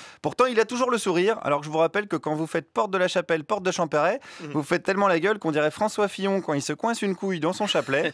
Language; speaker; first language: French; native; French